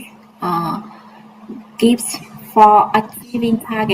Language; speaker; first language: English; non-native, learner; Vietnamese